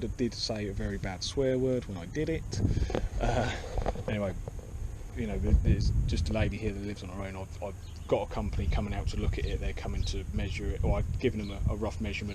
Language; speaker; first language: English; native; English